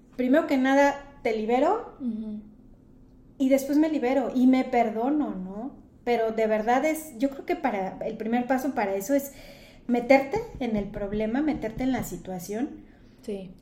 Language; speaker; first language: Spanish; native; Spanish